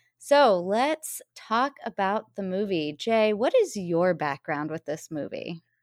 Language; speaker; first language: English; native; English